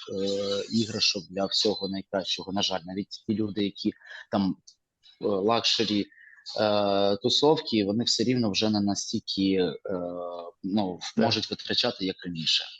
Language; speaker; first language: Ukrainian; native; Ukrainian